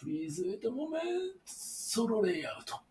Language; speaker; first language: English; non-native, learner; Japanese